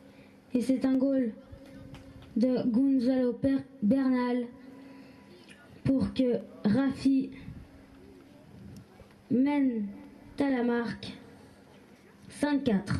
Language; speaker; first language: French; native; French